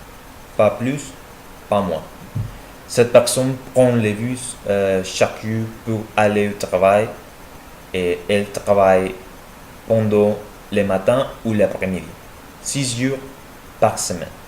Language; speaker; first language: French; non-native, learner; Spanish